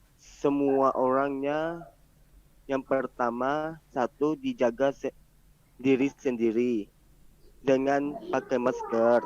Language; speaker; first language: Indonesian; non-native, learner; Malay